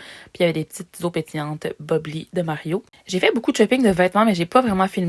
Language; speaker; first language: French; native; French